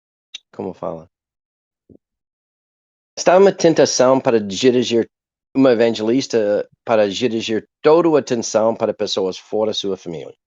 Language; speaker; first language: Portuguese; non-native, learner; English